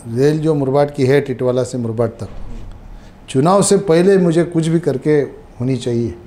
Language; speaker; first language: Hindi; non-native, local second language; Marathi